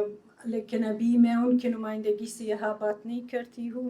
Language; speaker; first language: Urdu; non-native, fluent; Persian